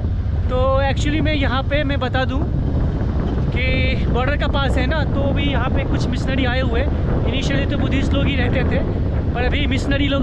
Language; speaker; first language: Hindi; native; Hindi